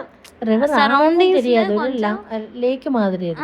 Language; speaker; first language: Tamil; non-native, learner; Malayalam